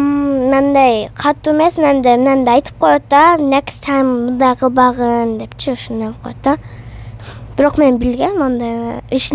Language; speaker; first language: Kyrgyz; early bilingual, heritage; Kyrgyz